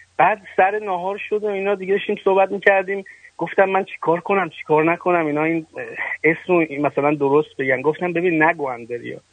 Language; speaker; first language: Persian; native; Persian